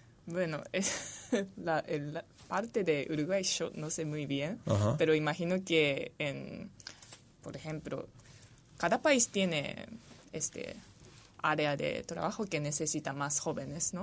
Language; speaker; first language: Spanish; non-native, fluent; Japanese